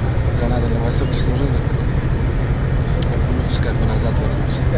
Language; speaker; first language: Russian; non-native, local second language; Bashkir